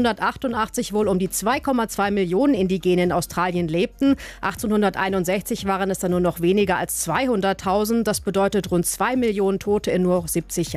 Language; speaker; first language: German; native; German